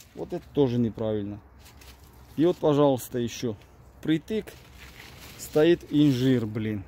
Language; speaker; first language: Russian; non-native, local second language; Georgian